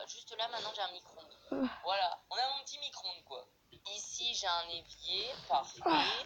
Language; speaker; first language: French; native; French